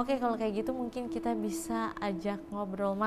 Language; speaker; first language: Indonesian; native; Indonesian